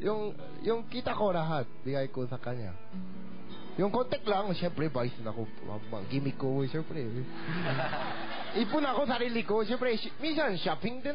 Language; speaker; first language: Filipino; non-native, learner; Korean